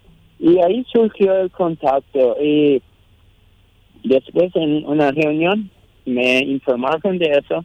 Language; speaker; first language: Spanish; non-native, local second language; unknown